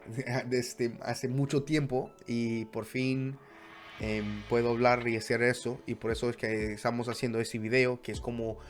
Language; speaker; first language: Spanish; non-native, fluent; English